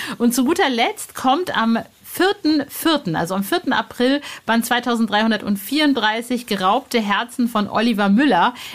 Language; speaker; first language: German; native; German